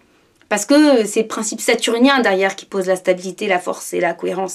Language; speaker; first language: French; native; French